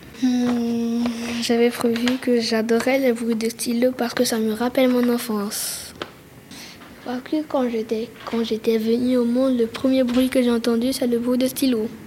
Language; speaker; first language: French; early bilingual, other home language; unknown